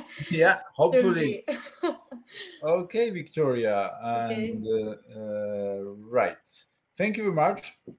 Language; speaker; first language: English; non-native, fluent; Polish